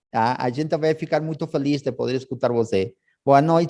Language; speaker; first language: Portuguese; non-native, learner; Spanish